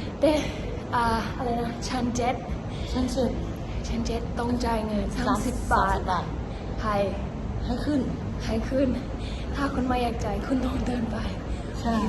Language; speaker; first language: Thai; non-native, learner; Filipino